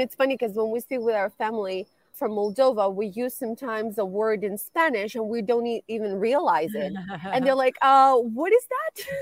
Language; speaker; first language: English; non-native, fluent; Romanian